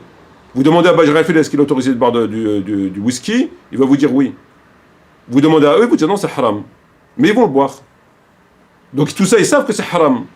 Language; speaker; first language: French; native; French